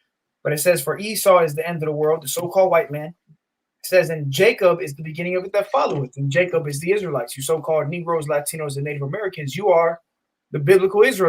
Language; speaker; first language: English; native; English